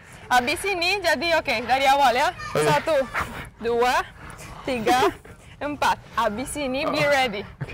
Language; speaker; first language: Indonesian; non-native, fluent; Romanian